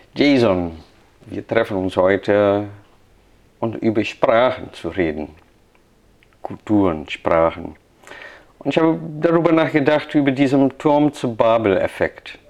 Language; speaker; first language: German; non-native, fluent; Portuguese